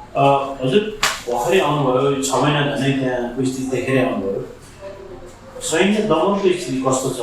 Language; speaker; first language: Nepali; native; Nepali